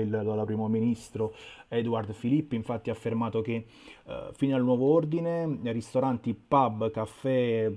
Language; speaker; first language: Italian; native; Italian